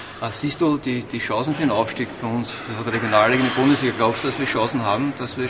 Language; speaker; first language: German; native; German